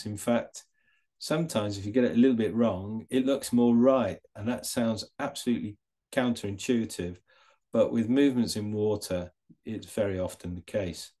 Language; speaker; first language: English; native; English